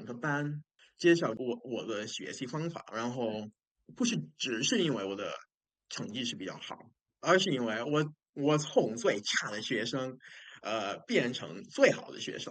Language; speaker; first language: Chinese; non-native, fluent; English